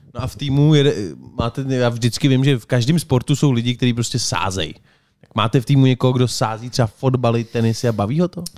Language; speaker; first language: Czech; native; Czech